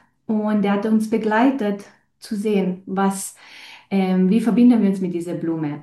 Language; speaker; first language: German; non-native, fluent; Romanian